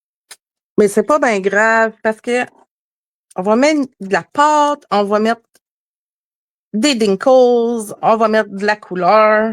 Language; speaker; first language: French; native; French